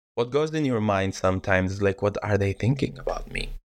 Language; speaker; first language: English; non-native, fluent; Arabic